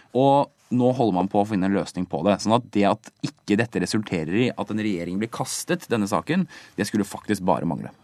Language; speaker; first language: Norwegian; native; Norwegian